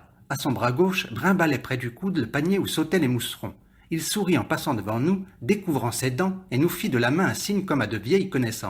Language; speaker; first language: French; native; French